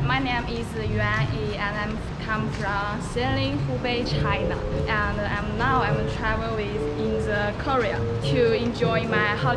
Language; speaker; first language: English; non-native, learner; Chinese